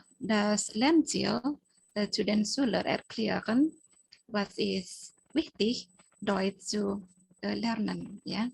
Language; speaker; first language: German; non-native, learner; Indonesian